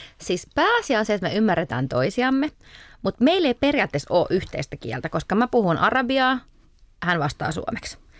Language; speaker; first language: Finnish; early bilingual, other home language; Arabic